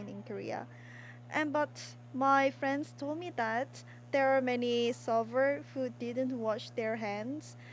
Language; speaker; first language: English; non-native, learner; Korean